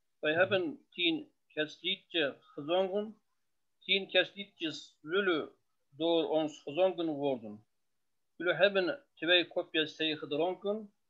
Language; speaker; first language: Dutch; non-native, learner; Turkish